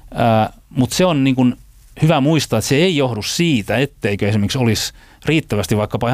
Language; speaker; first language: Finnish; native; Finnish